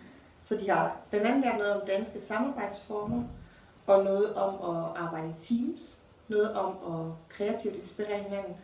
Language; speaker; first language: Danish; native; Danish